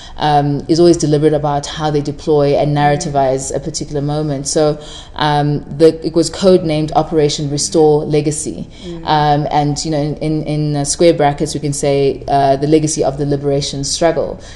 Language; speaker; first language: English; non-native, local second language; Shona